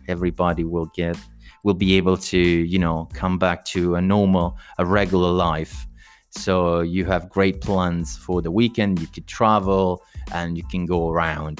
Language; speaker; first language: English; non-native, fluent; Italian